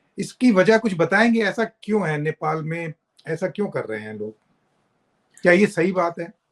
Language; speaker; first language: Hindi; native; Hindi